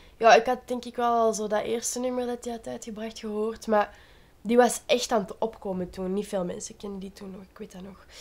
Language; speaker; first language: Dutch; native; Dutch